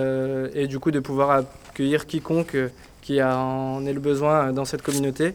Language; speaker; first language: French; native; French